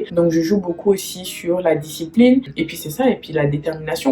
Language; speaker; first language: French; native; French